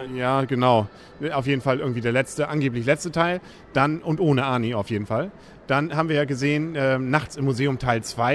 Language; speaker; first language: German; native; German